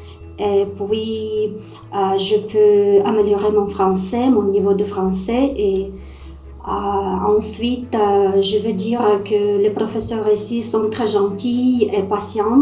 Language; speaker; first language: French; non-native, fluent; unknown